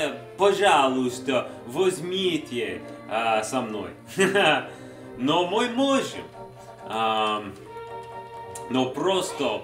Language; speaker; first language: Russian; non-native, learner; English